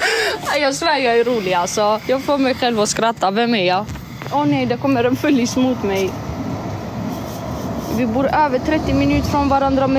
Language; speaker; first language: Swedish; early bilingual, other home language; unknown